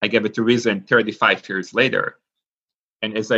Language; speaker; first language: English; non-native, fluent; Hebrew